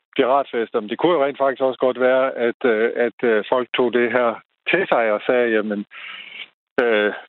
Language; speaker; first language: Danish; native; Danish